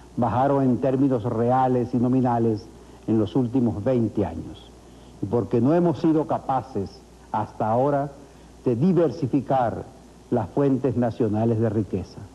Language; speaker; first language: Spanish; native; Spanish